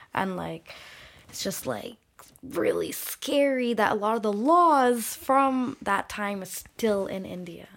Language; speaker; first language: English; early bilingual, other home language; Bangla